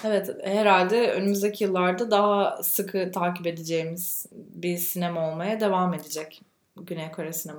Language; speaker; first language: Turkish; native; Turkish